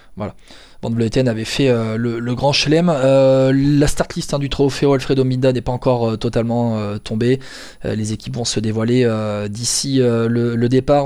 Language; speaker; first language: French; native; French